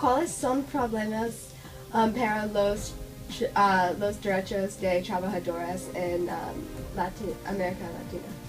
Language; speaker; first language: Spanish; non-native, learner; English